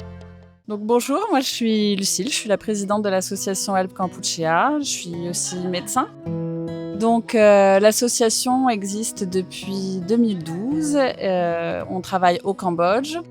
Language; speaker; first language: French; native; French